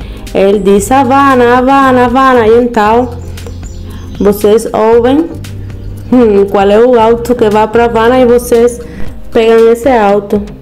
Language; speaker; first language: Portuguese; non-native, learner; Spanish